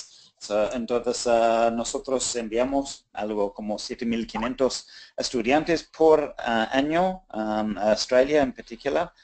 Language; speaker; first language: Spanish; non-native, fluent; English